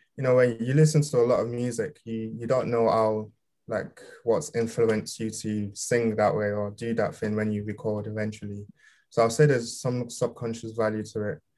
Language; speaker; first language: English; early bilingual, other home language; Yoruba